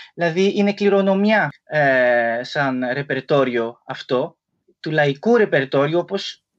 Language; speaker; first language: Greek; early bilingual, other home language; French